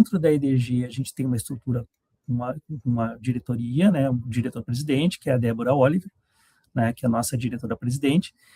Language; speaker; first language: Portuguese; native; Portuguese